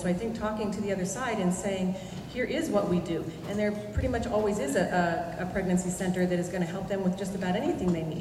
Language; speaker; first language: English; native; English